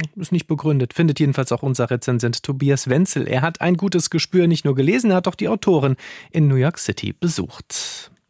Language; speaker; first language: German; native; German